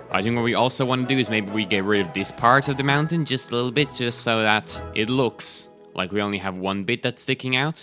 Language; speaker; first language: English; native; English